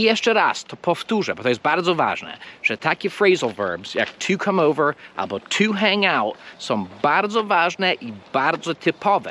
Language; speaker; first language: Polish; non-native, fluent; English